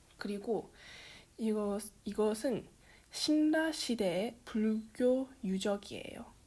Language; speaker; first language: Korean; early bilingual, heritage; Korean